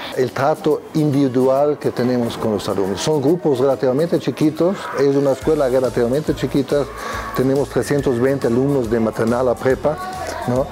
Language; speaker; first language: Spanish; non-native, fluent; German